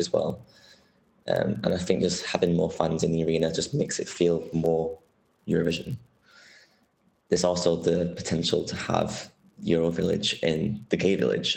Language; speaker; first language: English; native; English